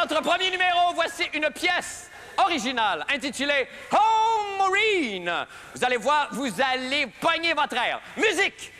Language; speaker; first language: French; native; French